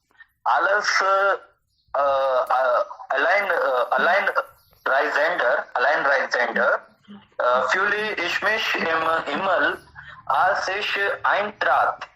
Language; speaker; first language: German; non-native, learner; Hindi